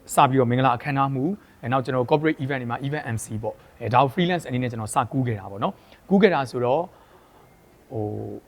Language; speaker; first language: Burmese; native; Burmese